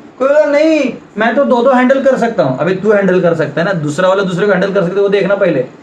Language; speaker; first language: Hindi; non-native, local second language; Marathi